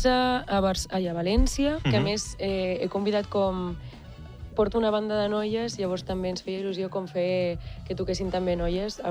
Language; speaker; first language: Catalan; native; Catalan